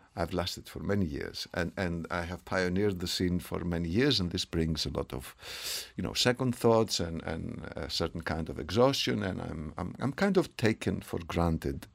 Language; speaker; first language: English; non-native, fluent; Greek